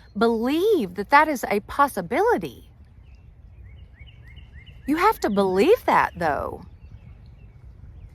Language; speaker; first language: English; native; English